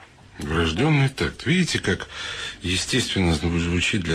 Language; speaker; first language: Russian; native; Russian